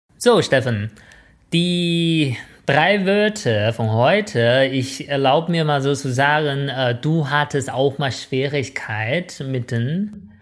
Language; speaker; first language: German; non-native, fluent; Chinese